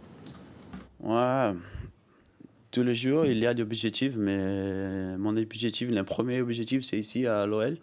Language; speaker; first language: French; non-native, learner; Portuguese